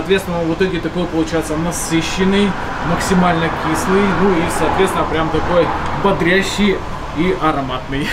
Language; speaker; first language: Russian; native; Russian